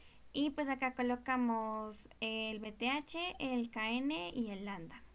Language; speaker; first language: Spanish; native; Spanish